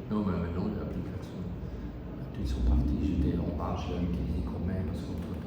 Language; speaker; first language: French; non-native, learner; German